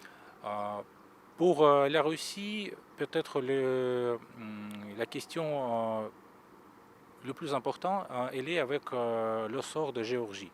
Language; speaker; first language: French; non-native, fluent; Russian